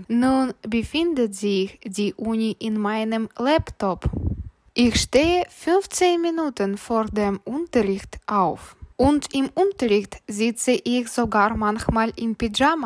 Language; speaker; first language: German; non-native, fluent; Russian